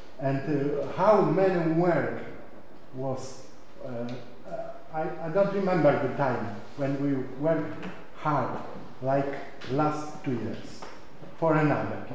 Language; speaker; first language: English; non-native, learner; Polish